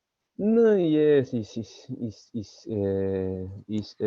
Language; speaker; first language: English; non-native, learner; Spanish